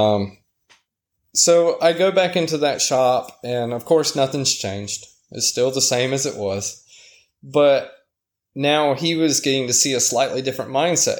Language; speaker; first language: English; native; English